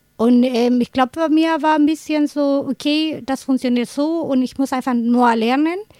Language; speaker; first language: German; non-native, fluent; Spanish